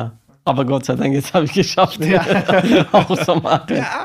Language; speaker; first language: German; non-native, learner; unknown